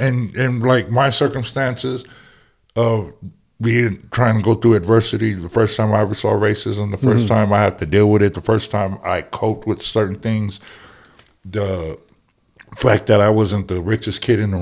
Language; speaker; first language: English; native; English